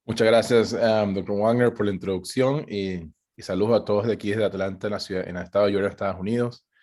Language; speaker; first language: Spanish; native; Spanish